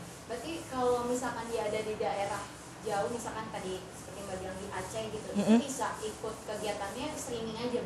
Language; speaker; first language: Indonesian; native; Indonesian